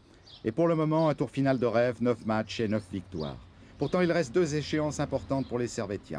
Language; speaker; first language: French; native; French